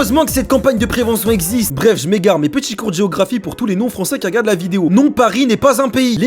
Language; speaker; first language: French; native; French